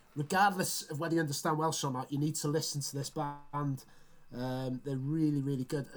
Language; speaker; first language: English; native; English